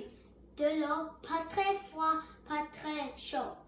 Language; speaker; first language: French; non-native, local second language; English